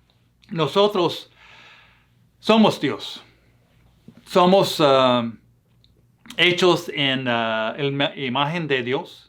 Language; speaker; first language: Spanish; non-native, fluent; English